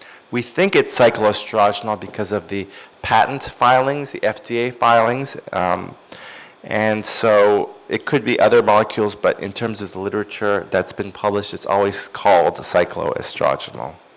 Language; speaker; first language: English; native; English